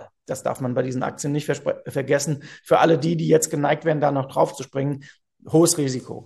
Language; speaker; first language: German; native; German